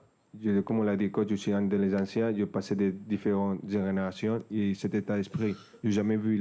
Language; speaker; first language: French; non-native, fluent; Spanish